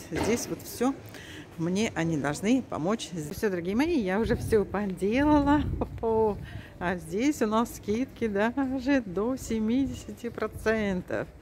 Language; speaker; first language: Russian; native; Russian